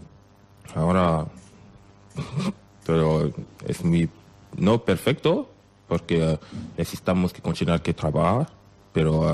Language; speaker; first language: Spanish; non-native, learner; French